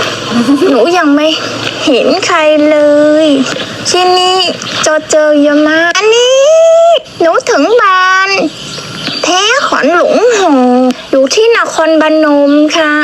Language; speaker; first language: Thai; non-native, learner; Vietnamese